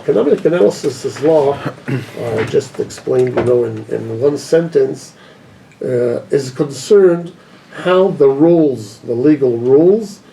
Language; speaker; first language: English; non-native, fluent; Hebrew